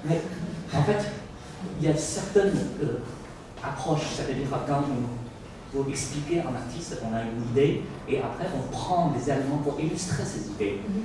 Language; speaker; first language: French; non-native, fluent; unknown